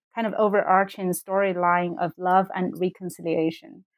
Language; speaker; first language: English; non-native, fluent; Chinese